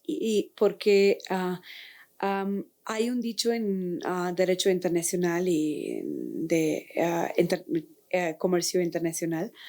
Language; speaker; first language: Spanish; non-native, fluent; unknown